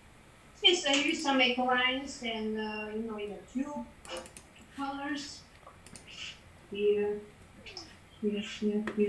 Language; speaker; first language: English; non-native, fluent; Macedonian